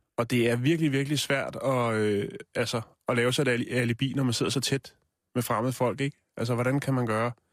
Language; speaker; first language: Danish; native; Danish